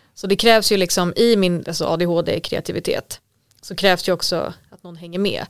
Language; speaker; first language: Swedish; native; Swedish